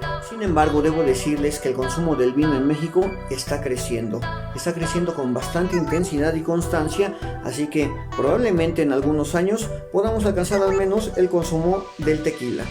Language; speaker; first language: Spanish; native; Spanish